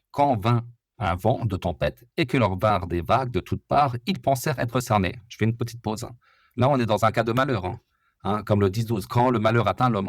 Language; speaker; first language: French; native; French